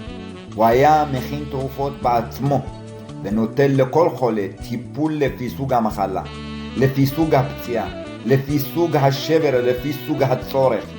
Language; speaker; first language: Hebrew; early bilingual, other home language; Amharic